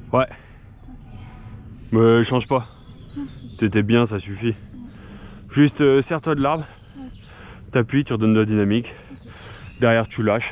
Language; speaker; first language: French; native; French